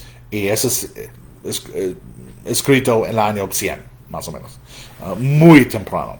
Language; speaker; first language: Spanish; non-native, fluent; English